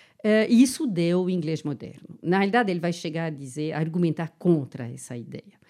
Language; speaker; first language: Portuguese; non-native, fluent; French